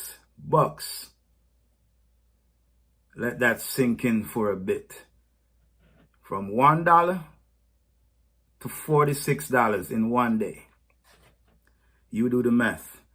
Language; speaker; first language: English; native; English